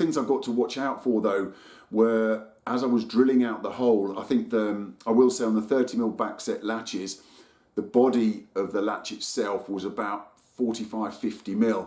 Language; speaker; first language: English; native; English